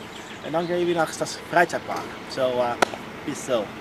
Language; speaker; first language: German; non-native, learner; Dutch